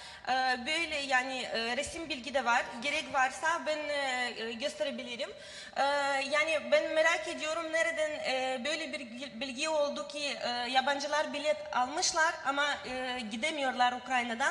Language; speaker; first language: Turkish; non-native, learner; Ukrainian